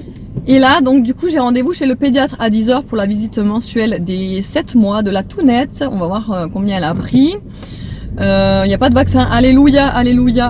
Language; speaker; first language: French; native; French